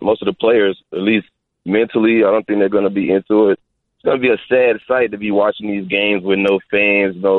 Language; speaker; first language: English; native; English